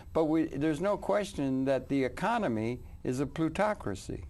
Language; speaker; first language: English; native; English